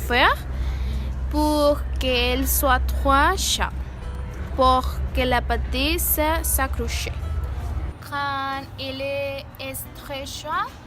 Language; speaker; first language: French; non-native, learner; Spanish